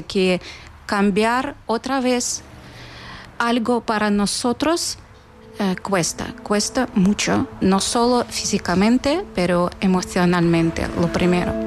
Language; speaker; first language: Spanish; non-native, fluent; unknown